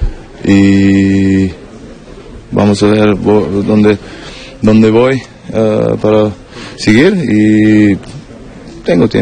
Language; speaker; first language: Spanish; non-native, learner; German